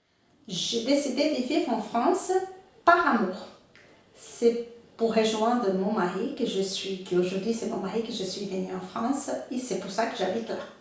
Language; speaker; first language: French; non-native, fluent; Portuguese